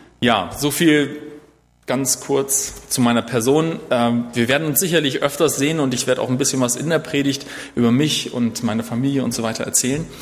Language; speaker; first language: German; native; German